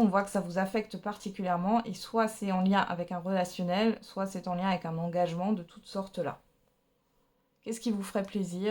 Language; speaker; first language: French; native; French